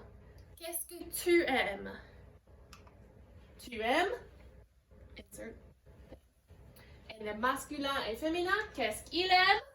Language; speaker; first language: French; non-native, fluent; English